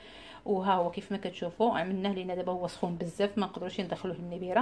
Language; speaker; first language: Arabic; native; Arabic